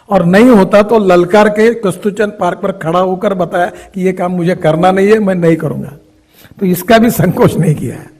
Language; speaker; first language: Hindi; non-native, local second language; Marathi